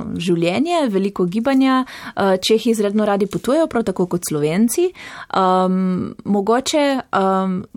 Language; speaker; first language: Slovenian; non-native, local second language; Italian